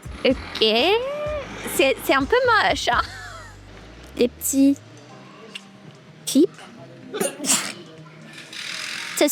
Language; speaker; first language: French; early bilingual, heritage; French